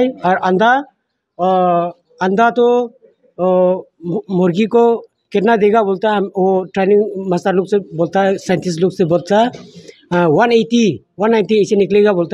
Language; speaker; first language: Hindi; non-native, local second language; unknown